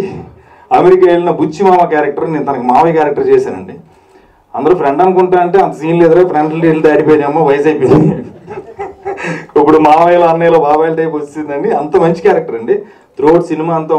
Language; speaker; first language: Telugu; native; Telugu